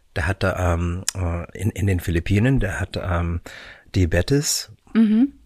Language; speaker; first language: German; non-native, fluent; English